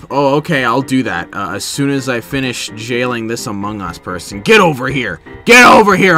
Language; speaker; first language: English; native; English